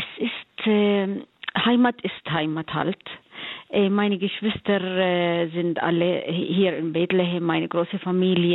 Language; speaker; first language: German; non-native, fluent; Arabic